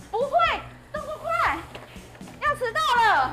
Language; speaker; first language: Chinese; native; Chinese